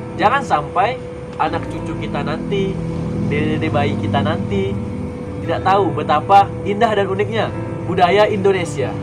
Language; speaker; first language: Indonesian; native; Indonesian